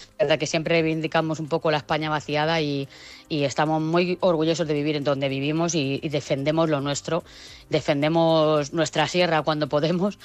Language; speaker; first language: Spanish; native; Spanish